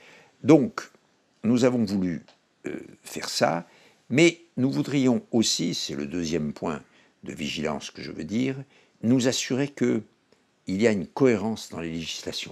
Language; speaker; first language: French; native; French